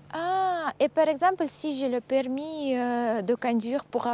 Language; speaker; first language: French; non-native, learner; Russian